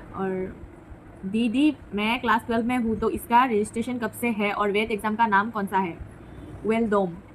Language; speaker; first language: Hindi; non-native, local second language; Assamese